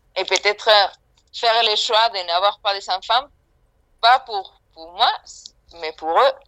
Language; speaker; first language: French; non-native, fluent; Spanish